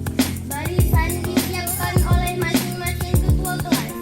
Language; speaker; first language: Indonesian; native; Indonesian